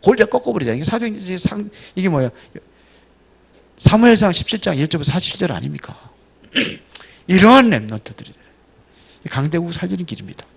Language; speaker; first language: Korean; native; Korean